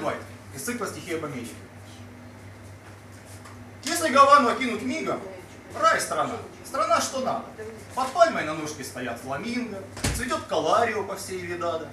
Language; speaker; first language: Russian; native; Russian